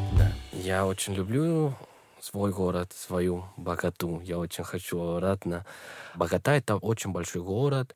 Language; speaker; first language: Russian; non-native, learner; Spanish